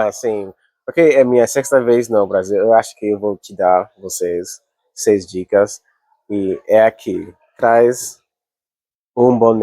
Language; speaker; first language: Portuguese; non-native, learner; English